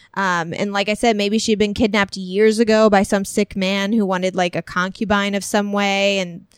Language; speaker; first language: English; native; English